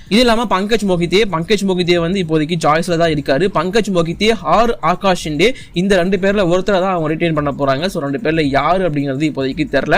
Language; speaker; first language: Tamil; native; Tamil